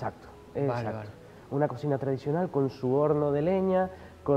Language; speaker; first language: Spanish; native; Spanish